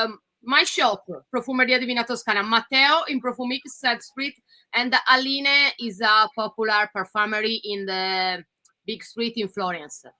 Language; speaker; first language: English; non-native, learner; Italian